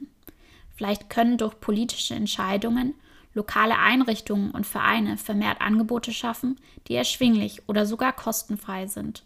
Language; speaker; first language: German; native; German